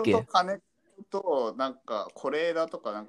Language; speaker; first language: Japanese; native; Japanese